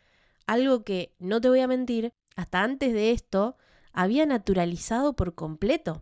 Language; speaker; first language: Spanish; native; Spanish